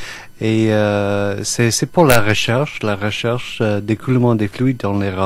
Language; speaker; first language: French; non-native, fluent; English